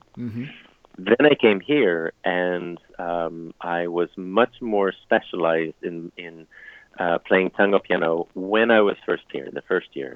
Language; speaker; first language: English; native; English